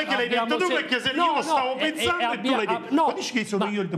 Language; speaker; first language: Italian; native; Italian